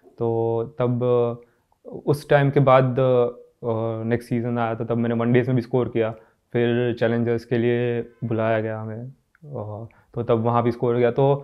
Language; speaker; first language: Hindi; non-native, local second language; Gujarati